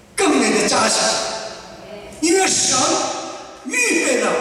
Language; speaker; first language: Chinese; non-native, fluent; Korean